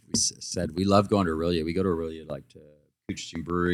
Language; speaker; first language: English; native; English